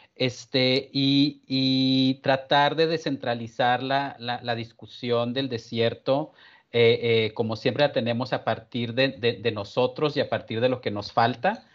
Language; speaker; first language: Spanish; native; Spanish